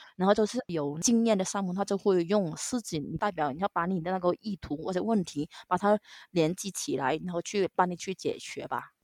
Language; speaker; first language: Chinese; non-native, local second language; Cantonese